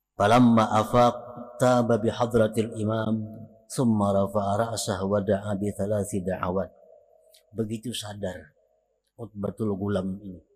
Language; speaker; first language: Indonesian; non-native, local second language; Banjar